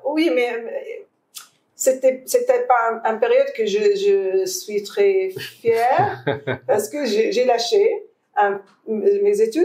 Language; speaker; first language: French; non-native, fluent; Arabic